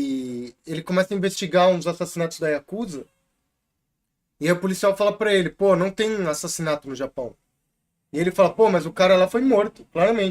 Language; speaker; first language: Portuguese; native; Portuguese